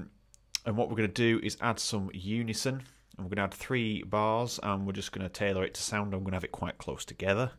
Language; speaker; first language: English; native; English